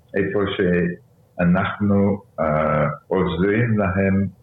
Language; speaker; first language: Hebrew; early bilingual, other home language; Arabic